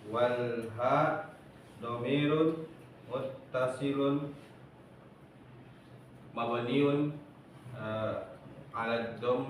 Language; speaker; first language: Arabic; non-native, learner; Indonesian